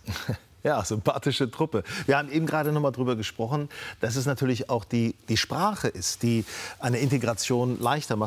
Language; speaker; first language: German; native; German